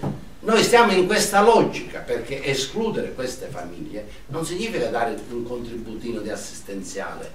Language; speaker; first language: Italian; native; Italian